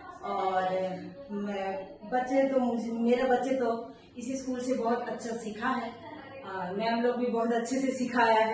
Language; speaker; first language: Hindi; non-native, local second language; Bangla